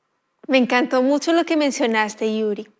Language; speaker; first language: Spanish; native; Spanish